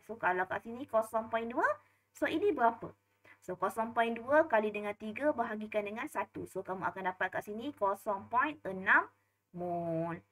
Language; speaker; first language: Malay; native; Malay